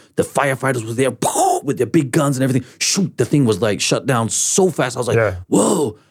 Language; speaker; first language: English; early bilingual, other home language; Danish